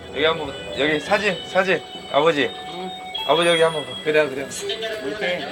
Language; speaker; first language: Korean; native; Korean